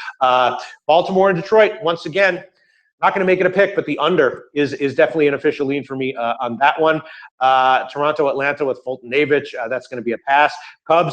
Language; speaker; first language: English; native; English